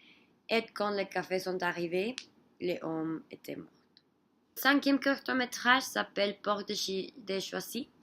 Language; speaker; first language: French; non-native, learner; Spanish